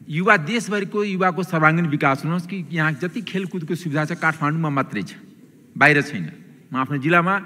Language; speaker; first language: Nepali; non-native, local second language; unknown